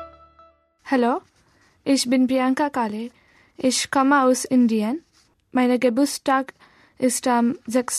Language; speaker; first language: German; non-native, learner; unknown